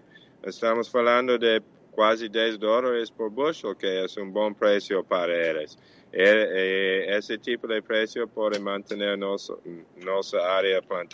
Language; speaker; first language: Portuguese; non-native, fluent; English